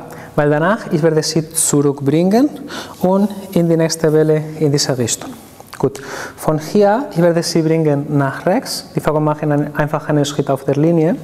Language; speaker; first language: German; non-native, fluent; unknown